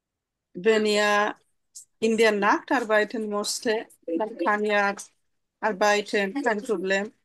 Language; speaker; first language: German; non-native, learner; Bangla